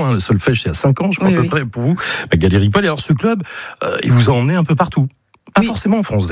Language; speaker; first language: French; native; French